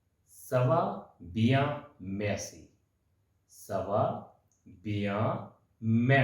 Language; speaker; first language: French; non-native, fluent; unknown